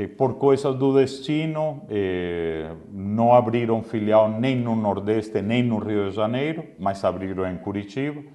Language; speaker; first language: Portuguese; non-native, fluent; Spanish